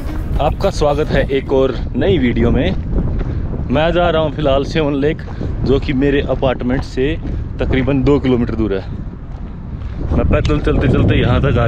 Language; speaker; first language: Hindi; native; Hindi